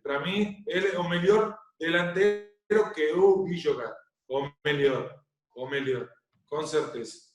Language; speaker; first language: Portuguese; non-native, learner; Spanish